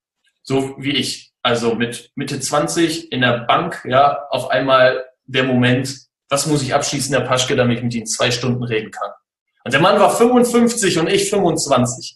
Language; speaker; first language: German; native; German